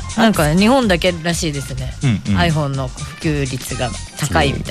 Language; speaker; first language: Japanese; native; Japanese